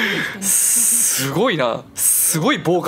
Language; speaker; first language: Japanese; native; Japanese